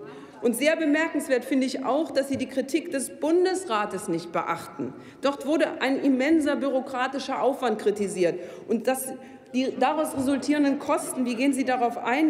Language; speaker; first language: German; native; German